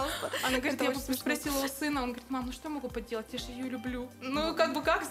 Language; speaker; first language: Russian; native; Russian